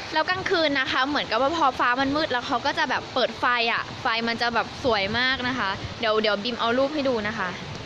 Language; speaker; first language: Thai; native; Thai